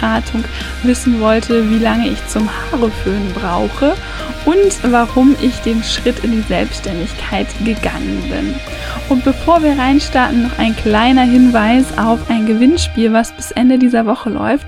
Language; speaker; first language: German; native; German